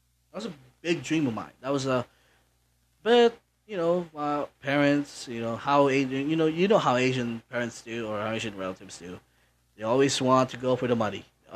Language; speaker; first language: English; non-native, local second language; Bikol